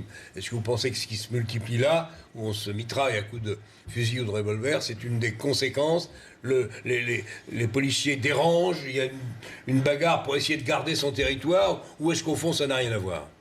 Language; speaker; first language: French; native; French